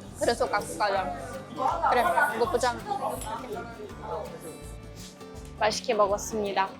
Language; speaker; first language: Korean; non-native, fluent; Russian